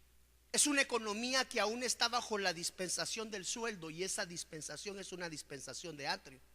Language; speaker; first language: Spanish; native; Spanish